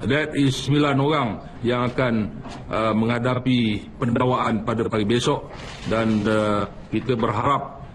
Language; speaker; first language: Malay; native; Malay